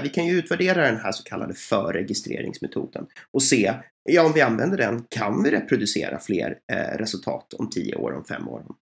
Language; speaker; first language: Swedish; native; Swedish